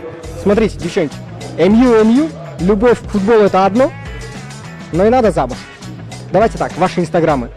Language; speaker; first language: Russian; native; Russian